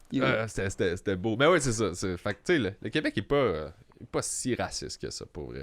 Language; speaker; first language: French; native; French